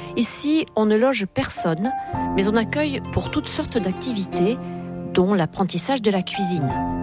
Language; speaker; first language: French; native; French